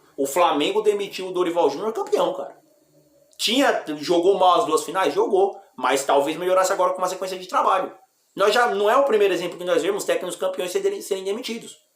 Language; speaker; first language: Portuguese; native; Portuguese